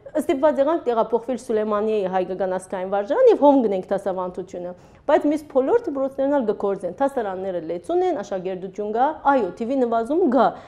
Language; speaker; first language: Armenian; early bilingual, heritage; Armenian